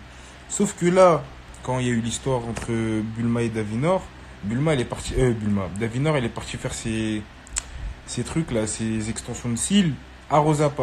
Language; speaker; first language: French; native; French